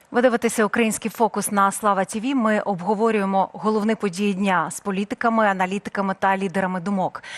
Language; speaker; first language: Ukrainian; native; Ukrainian